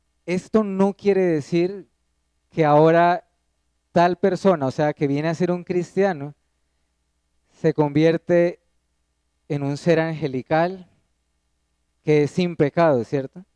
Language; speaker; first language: Spanish; native; Spanish